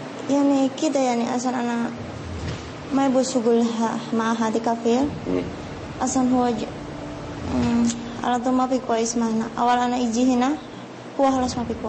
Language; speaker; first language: Arabic; non-native, learner; Indonesian